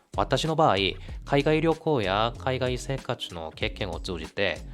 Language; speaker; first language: Japanese; non-native, fluent; Korean